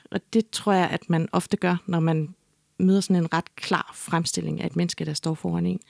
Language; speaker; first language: Danish; native; Danish